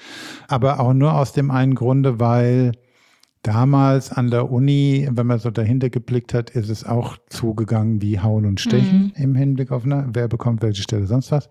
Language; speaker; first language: German; native; German